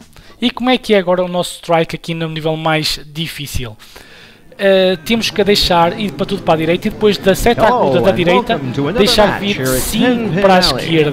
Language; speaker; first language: Portuguese; native; Portuguese